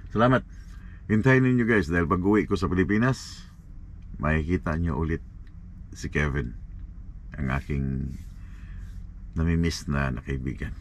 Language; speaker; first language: Filipino; non-native, local second language; Cebuano